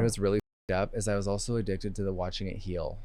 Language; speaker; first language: English; native; English